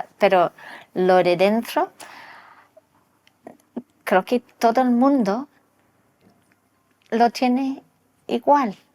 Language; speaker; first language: Spanish; non-native, local second language; English